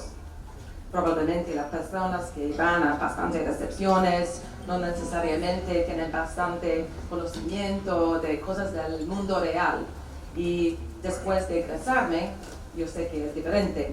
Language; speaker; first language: Spanish; non-native, fluent; English